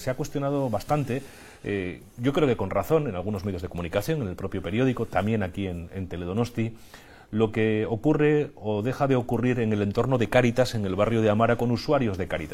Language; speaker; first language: Spanish; native; Spanish